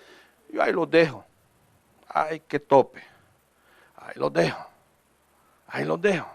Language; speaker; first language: Spanish; native; Spanish